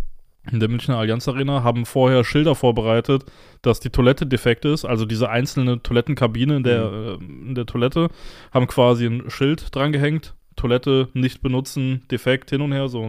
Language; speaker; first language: German; native; German